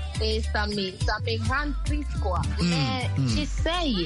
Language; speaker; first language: French; non-native, learner; Akan